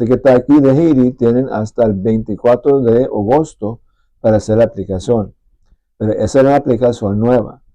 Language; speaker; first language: Spanish; early bilingual, heritage; Spanish